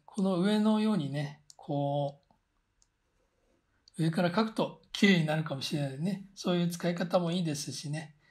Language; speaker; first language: Japanese; native; Japanese